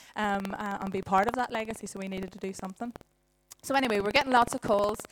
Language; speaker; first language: English; native; English